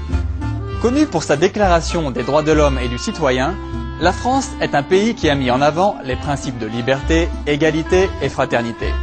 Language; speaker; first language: French; native; French